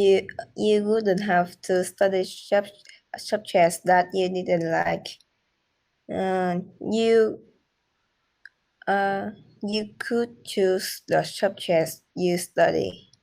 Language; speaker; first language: English; non-native, learner; Vietnamese